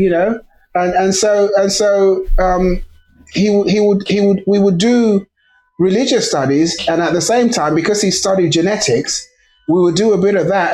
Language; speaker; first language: English; native; English